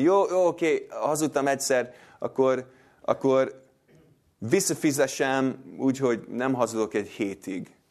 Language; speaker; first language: Hungarian; non-native, fluent; English